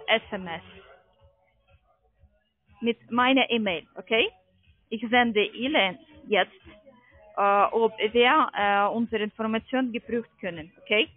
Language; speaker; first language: German; non-native, learner; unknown